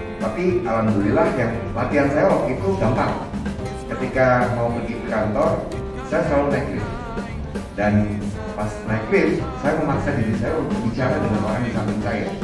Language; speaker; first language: Indonesian; non-native, local second language; Minangkabau